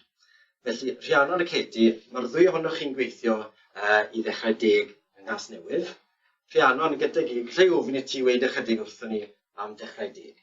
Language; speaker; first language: Welsh; native; Welsh